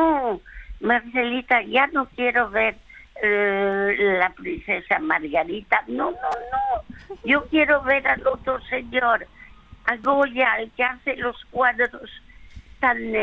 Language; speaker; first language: Spanish; early bilingual, other home language; French